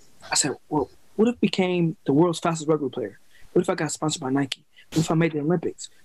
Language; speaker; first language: English; native; English